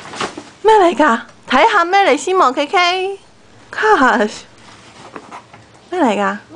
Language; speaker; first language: Cantonese; native; Cantonese